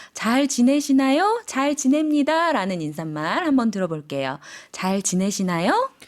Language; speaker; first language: Korean; native; Korean